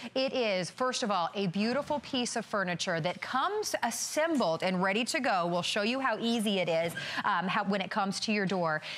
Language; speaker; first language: English; native; English